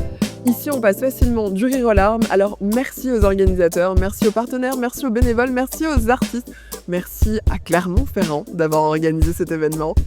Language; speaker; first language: French; native; French